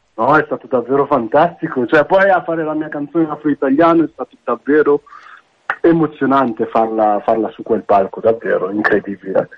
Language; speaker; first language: Italian; early bilingual, other home language; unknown